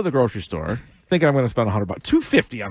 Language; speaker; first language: English; native; English